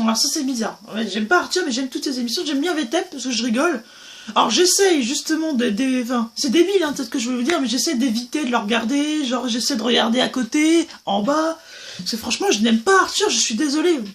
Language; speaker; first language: French; native; French